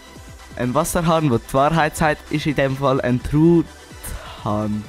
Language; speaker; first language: German; native; German